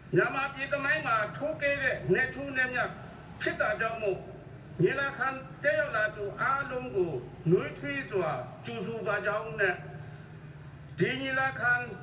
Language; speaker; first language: Burmese; non-native, local second language; Hakha Chin